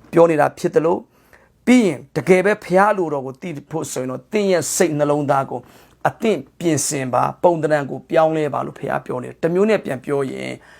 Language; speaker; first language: Burmese; non-native, local second language; Hakha Chin